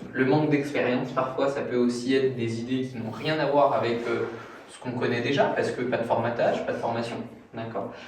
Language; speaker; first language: French; native; French